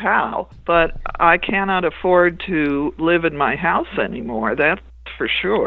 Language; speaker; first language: English; native; English